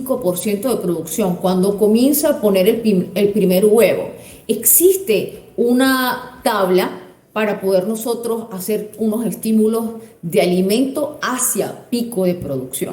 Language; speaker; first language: Spanish; native; Spanish